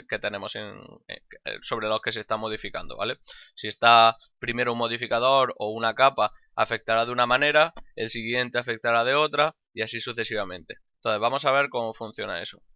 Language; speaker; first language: Spanish; native; Spanish